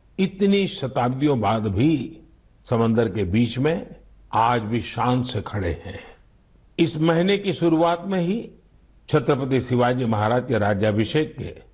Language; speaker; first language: Hindi; non-native, local second language; Gujarati